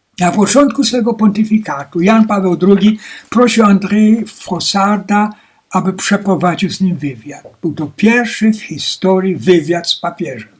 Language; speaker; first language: Polish; native; Polish